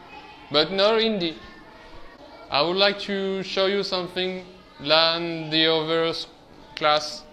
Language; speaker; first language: English; non-native, learner; French